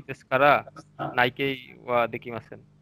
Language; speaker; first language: Japanese; non-native, learner; Bangla